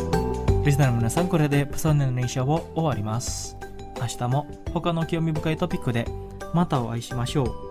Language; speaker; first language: Japanese; non-native, fluent; Indonesian